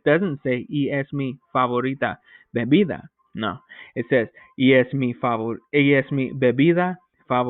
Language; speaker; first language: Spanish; non-native, fluent; English